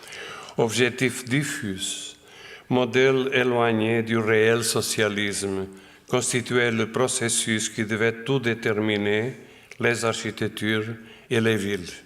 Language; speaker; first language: French; non-native, fluent; Portuguese